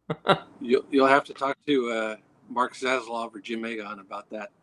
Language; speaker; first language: English; native; English